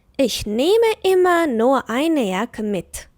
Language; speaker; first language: German; non-native, fluent; Ukrainian